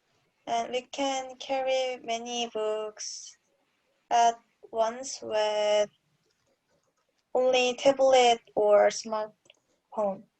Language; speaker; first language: English; non-native, learner; Korean